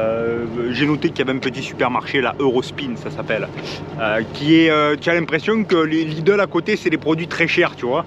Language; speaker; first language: French; native; French